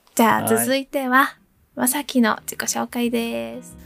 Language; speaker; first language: Japanese; early bilingual, heritage; Japanese